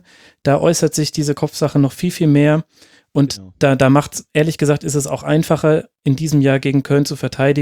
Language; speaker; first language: German; native; German